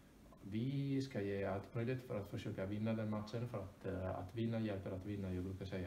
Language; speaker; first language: Swedish; non-native, fluent; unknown